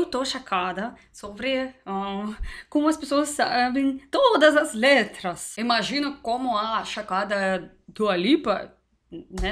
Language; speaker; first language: Portuguese; non-native, learner; Russian